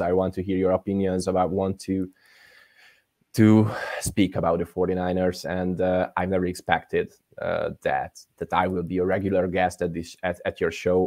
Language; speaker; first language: English; non-native, fluent; Hungarian